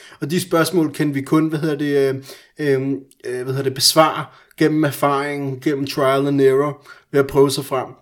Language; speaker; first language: Danish; early bilingual, other home language; Persian